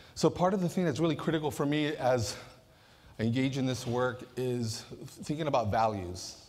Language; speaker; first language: English; native; English